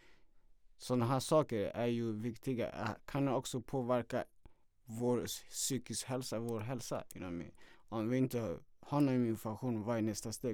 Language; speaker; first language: Swedish; non-native, fluent; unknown